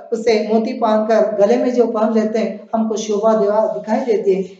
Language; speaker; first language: Hindi; non-native, local second language; Kannada